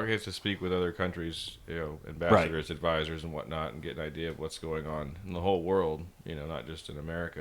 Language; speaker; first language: English; native; English